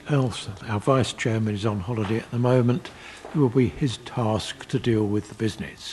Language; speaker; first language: English; native; English